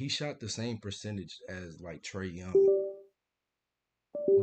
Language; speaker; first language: English; native; English